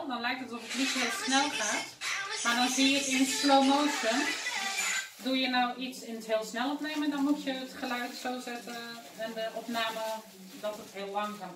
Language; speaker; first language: Dutch; native; Dutch